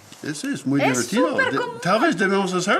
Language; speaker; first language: Spanish; non-native, learner; English